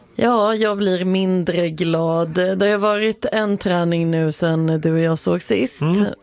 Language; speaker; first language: Swedish; native; Swedish